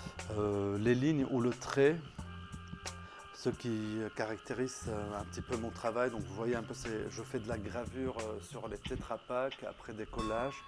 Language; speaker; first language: French; non-native, local second language; Arabic